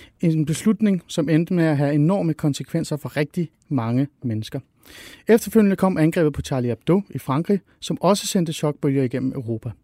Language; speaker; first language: Danish; early bilingual, other home language; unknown